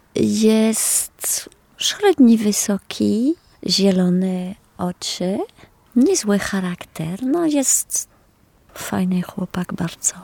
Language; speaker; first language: Polish; non-native, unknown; French